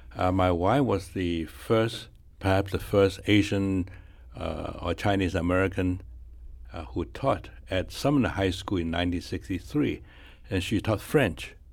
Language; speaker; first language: English; non-native, fluent; Chinese